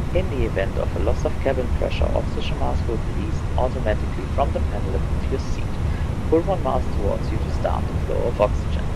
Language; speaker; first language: English; non-native, fluent; German